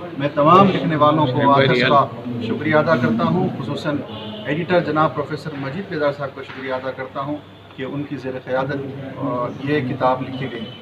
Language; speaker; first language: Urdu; native; Urdu